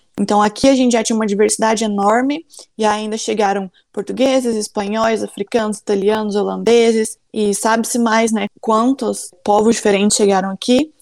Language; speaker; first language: Portuguese; native; Portuguese